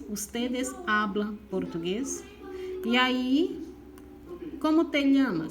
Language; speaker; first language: Spanish; non-native, fluent; Portuguese